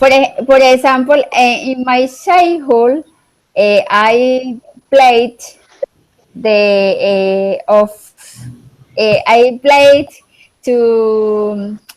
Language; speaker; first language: English; non-native, learner; Spanish